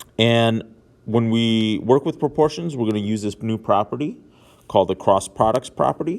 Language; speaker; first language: English; native; English